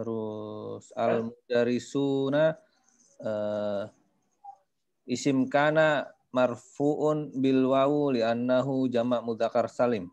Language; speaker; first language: Arabic; non-native, learner; Indonesian